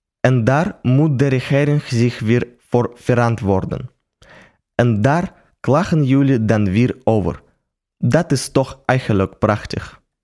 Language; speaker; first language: Dutch; non-native, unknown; Russian